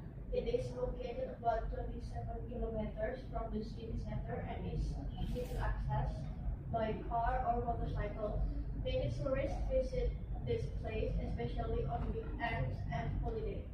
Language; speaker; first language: English; non-native, learner; Indonesian